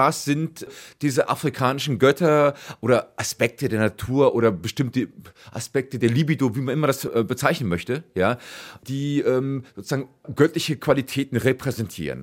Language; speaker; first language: German; native; German